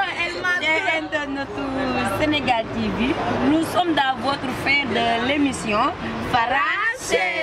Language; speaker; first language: French; non-native, learner; Wolof